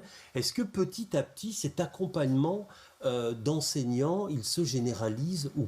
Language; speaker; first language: French; native; French